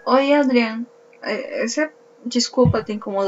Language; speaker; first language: Portuguese; non-native, fluent; Spanish